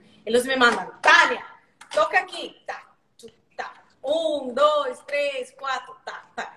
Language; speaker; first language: Portuguese; non-native, learner; Spanish